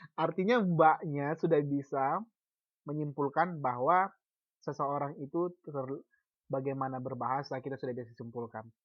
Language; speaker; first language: Indonesian; native; Indonesian